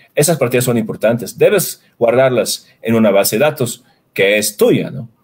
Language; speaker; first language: Spanish; non-native, fluent; Swedish